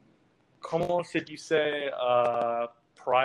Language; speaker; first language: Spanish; non-native, learner; English